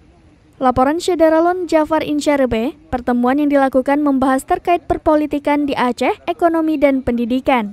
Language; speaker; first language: Indonesian; non-native, local second language; Achinese